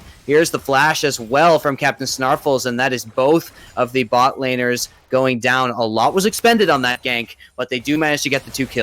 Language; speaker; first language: English; native; English